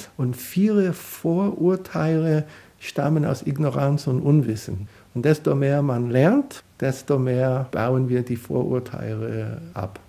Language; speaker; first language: German; non-native, fluent; English